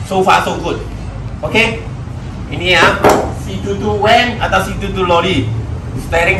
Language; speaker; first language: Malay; non-native, local second language; Chinese